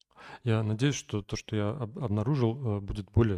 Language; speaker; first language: Russian; native; Russian